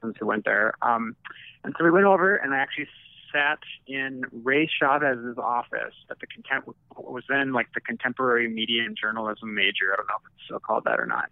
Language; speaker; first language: English; native; English